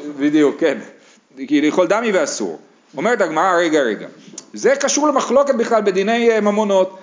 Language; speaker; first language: Hebrew; native; Hebrew